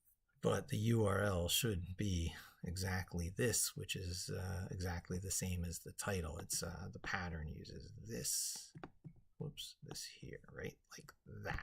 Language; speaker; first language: English; native; English